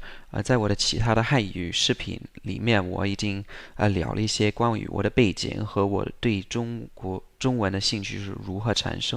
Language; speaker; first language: Chinese; non-native, fluent; English